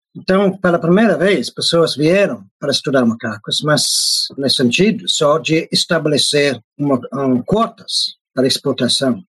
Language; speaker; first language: Portuguese; non-native, fluent; English